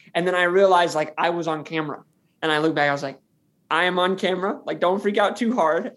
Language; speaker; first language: English; native; English